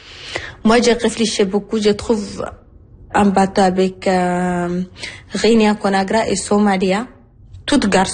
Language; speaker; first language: French; non-native, learner; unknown